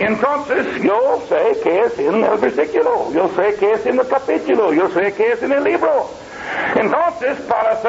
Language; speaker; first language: Spanish; non-native, learner; English